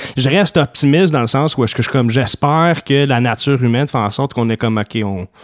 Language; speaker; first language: French; native; French